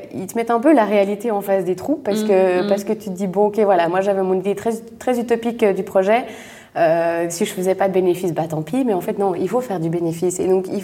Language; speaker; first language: French; native; French